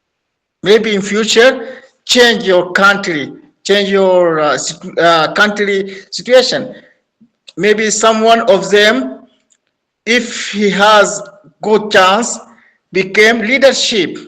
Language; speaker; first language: English; non-native, learner; Arabic